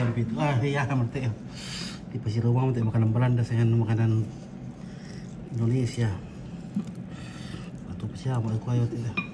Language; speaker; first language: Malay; non-native, local second language; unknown